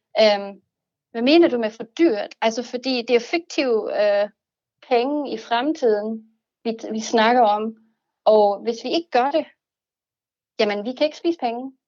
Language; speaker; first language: Danish; non-native, fluent; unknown